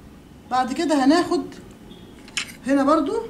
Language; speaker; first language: Arabic; native; Arabic